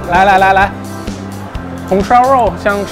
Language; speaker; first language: Chinese; non-native, fluent; English